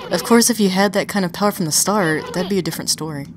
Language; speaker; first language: English; native; English